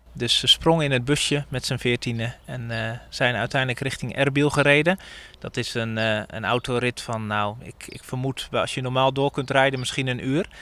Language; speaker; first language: Dutch; native; Dutch